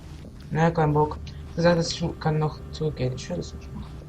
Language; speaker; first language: German; non-native, local second language; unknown